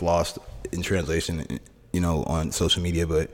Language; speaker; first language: English; native; English